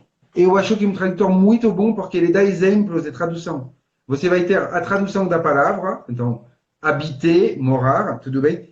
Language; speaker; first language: Portuguese; non-native, fluent; French